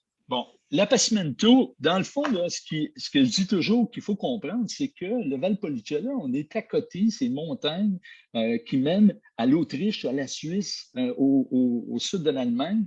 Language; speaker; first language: French; native; French